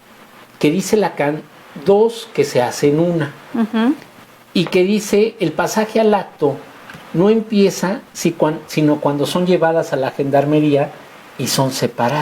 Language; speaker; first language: Spanish; native; Spanish